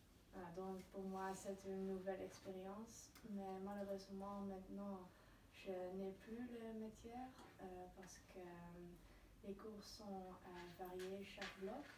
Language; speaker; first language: French; non-native, learner; Dutch